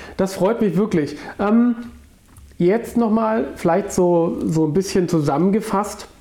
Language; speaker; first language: German; native; German